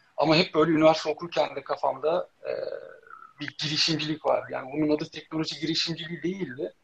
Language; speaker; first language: Turkish; native; Turkish